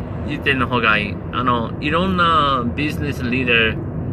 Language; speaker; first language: Japanese; non-native, learner; English